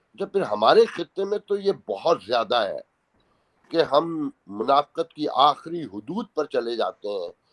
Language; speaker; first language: Urdu; native; Urdu